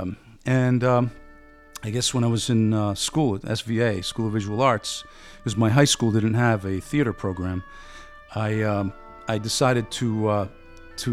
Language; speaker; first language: English; early bilingual, other home language; Italian